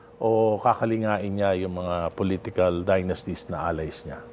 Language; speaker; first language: Filipino; native; Filipino